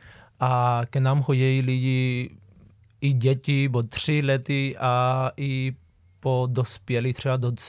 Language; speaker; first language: Czech; non-native, fluent; Spanish